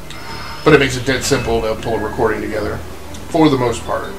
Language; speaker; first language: English; native; English